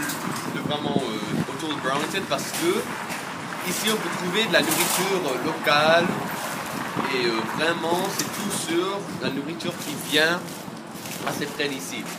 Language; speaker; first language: French; non-native, fluent; English